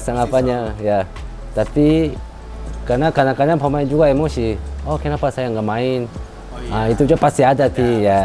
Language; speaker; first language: Indonesian; non-native, fluent; Korean